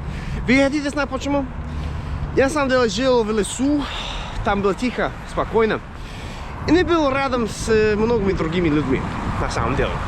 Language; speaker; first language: Russian; non-native, fluent; English